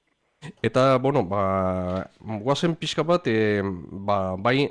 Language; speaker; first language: Basque; native; Basque